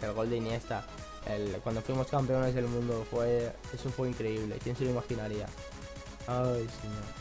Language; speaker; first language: Spanish; native; Spanish